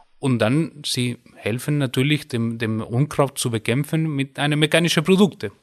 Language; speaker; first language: German; non-native, fluent; Spanish